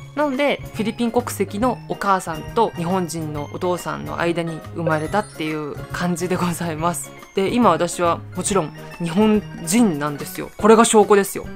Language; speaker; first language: Japanese; native; Japanese